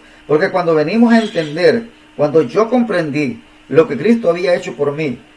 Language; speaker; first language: Spanish; native; Spanish